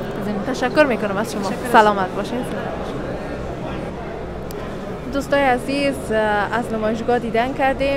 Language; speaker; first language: Persian; native; Persian